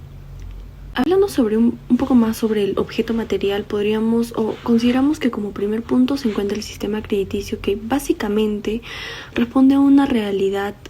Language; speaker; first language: Spanish; native; Spanish